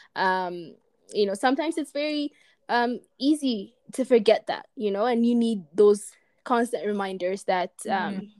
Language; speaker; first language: English; non-native, fluent; Amharic